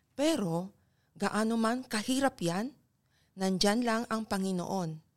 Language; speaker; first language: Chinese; non-native, fluent; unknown